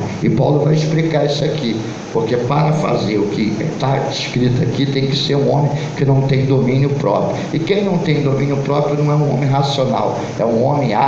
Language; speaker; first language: Portuguese; native; Portuguese